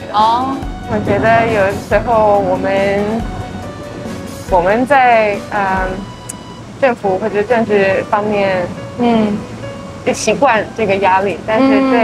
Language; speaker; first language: Chinese; early bilingual, heritage; Chinese